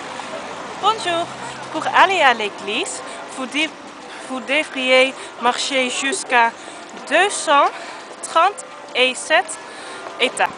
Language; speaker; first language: French; non-native, learner; Dutch